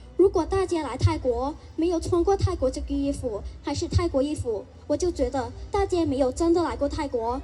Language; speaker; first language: Chinese; non-native, learner; Thai